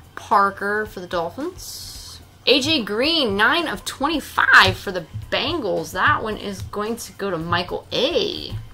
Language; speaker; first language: English; native; English